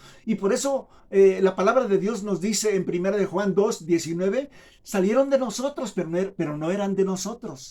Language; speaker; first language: Spanish; native; Spanish